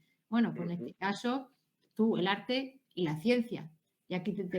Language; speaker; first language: Spanish; native; Spanish